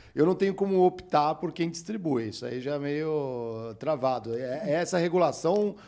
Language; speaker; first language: Portuguese; native; Portuguese